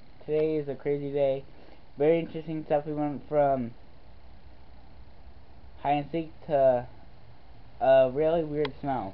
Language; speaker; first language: English; native; English